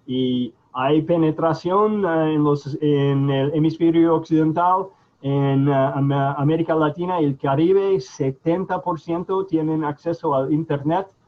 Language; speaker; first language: Spanish; non-native, fluent; English